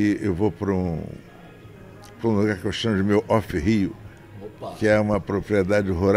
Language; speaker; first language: Portuguese; native; Portuguese